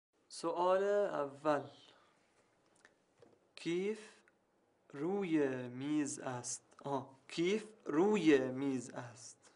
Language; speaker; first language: Persian; non-native, learner; Arabic